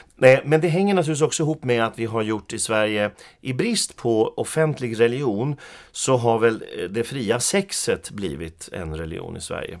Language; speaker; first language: Swedish; native; Swedish